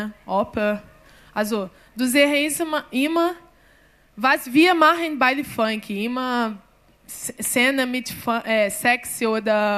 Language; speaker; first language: German; non-native, learner; Portuguese